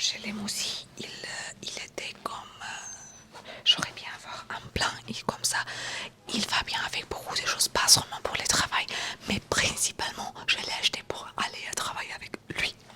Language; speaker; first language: French; non-native, fluent; Romanian